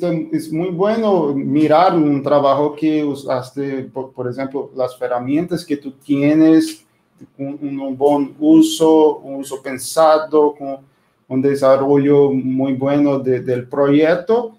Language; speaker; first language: Spanish; non-native, fluent; Portuguese